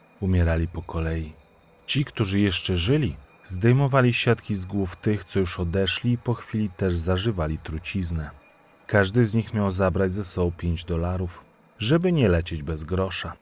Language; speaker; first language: Polish; native; Polish